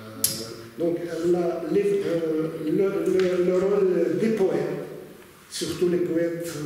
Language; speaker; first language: French; non-native, fluent; Russian